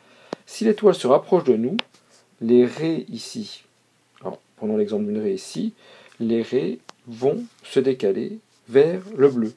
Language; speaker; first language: French; native; French